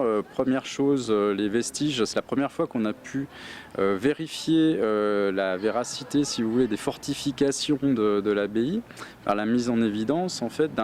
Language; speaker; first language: French; native; French